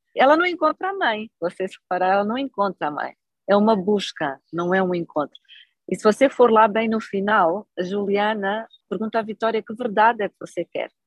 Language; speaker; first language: Portuguese; native; Portuguese